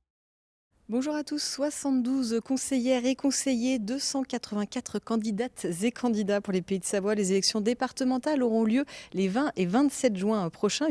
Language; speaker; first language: French; native; French